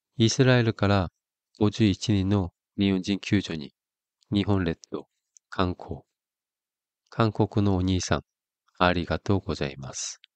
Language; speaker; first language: Japanese; non-native, fluent; Korean